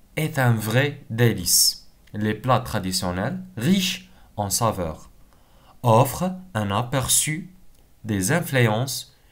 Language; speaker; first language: French; non-native, local second language; Arabic